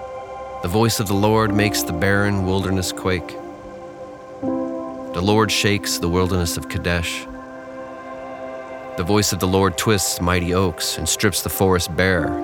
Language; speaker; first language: English; native; English